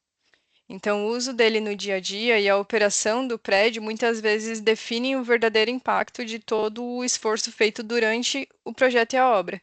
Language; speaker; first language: Portuguese; native; Portuguese